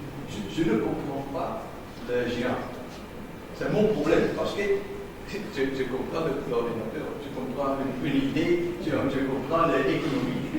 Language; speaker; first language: French; non-native, learner; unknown